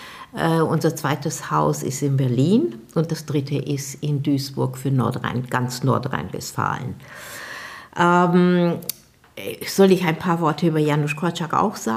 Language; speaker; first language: German; non-native, fluent; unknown